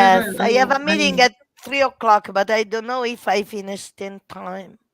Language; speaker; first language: English; non-native, fluent; Italian